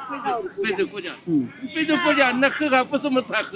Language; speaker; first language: Chinese; native; Chinese